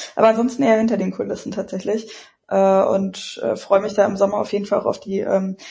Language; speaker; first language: German; native; German